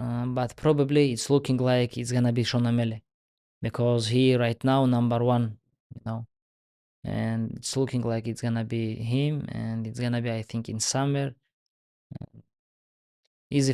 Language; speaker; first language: English; non-native, learner; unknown